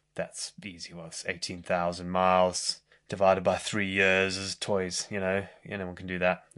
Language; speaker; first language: English; native; English